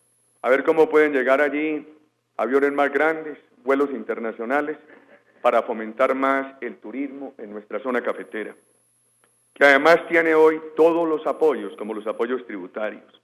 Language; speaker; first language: Spanish; native; Spanish